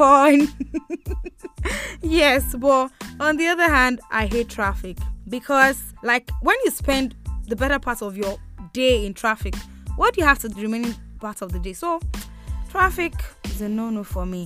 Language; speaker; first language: English; non-native, local second language; Igbo